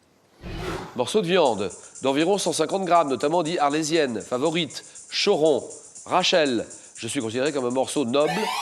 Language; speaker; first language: French; native; French